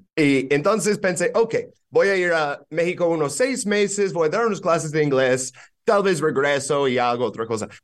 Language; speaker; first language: Spanish; non-native, fluent; English